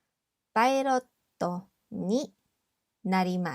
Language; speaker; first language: Japanese; non-native, fluent; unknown